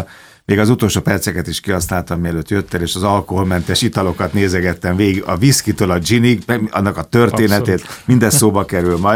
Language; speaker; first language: Hungarian; native; Hungarian